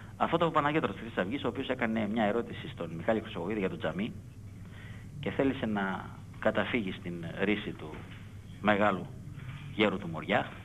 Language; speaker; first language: Greek; native; Greek